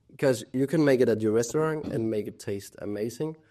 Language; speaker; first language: English; non-native, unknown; Danish